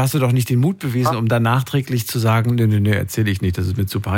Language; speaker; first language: German; native; German